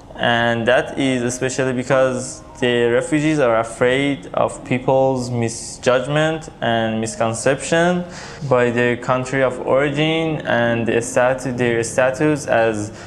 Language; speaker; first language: English; non-native, fluent; Persian